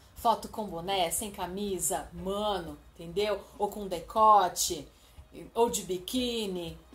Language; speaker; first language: Portuguese; native; Portuguese